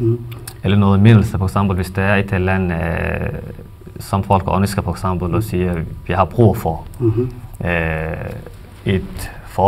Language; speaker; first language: Danish; non-native, fluent; Somali